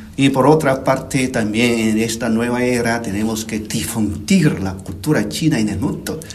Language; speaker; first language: Spanish; non-native, fluent; Chinese